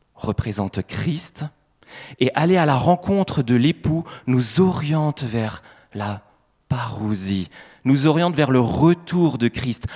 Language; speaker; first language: French; native; French